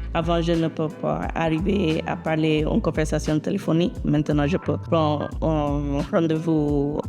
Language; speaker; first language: French; non-native, learner; English